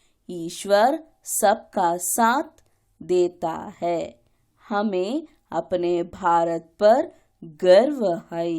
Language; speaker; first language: Hindi; non-native, local second language; Kannada